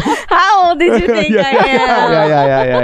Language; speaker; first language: English; non-native, fluent; Japanese